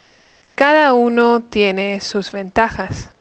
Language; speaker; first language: Spanish; non-native, fluent; English